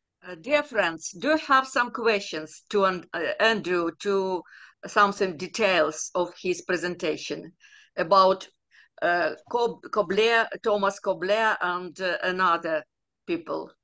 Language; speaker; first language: English; non-native, learner; Ukrainian